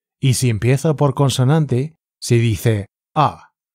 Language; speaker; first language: Spanish; native; Spanish